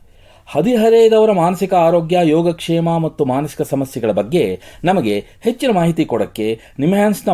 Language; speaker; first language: Kannada; native; Kannada